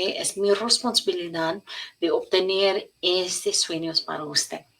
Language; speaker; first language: Spanish; non-native, learner; English